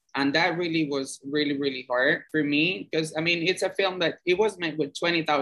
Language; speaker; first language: English; non-native, fluent; Spanish